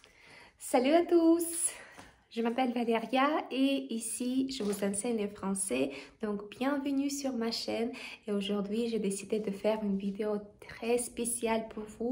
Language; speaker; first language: French; non-native, fluent; Russian